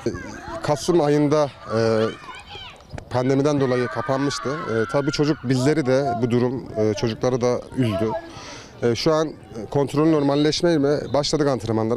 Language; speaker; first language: Turkish; native; Turkish